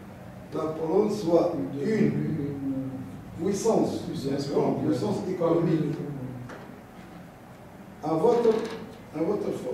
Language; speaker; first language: French; non-native, learner; Arabic